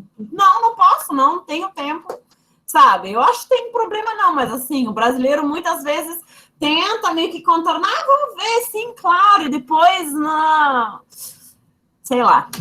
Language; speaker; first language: Portuguese; non-native, fluent; German